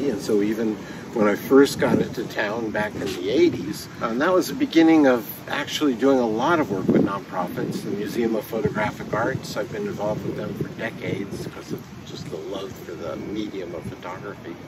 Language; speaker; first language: English; native; English